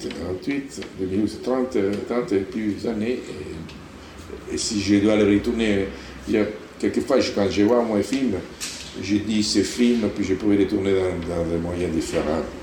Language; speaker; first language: French; non-native, learner; Italian